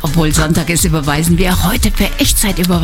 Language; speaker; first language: German; native; German